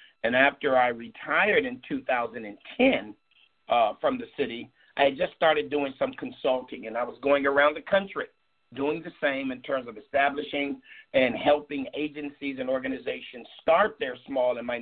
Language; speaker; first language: English; native; English